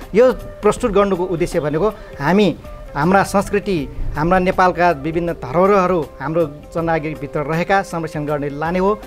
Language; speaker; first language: Nepali; non-native, local second language; Newari